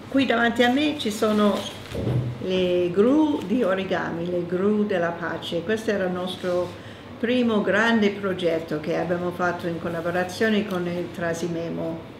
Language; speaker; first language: Italian; non-native, fluent; English